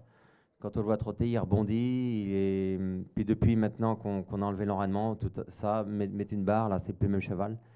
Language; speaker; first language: French; native; French